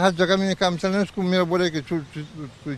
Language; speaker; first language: Hindi; non-native, learner; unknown